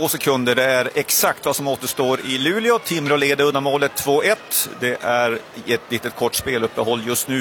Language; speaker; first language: Swedish; native; Swedish